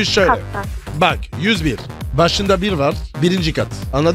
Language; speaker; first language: Turkish; non-native, fluent; French